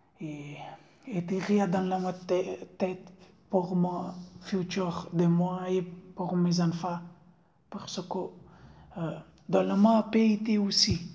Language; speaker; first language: French; non-native, learner; Pashto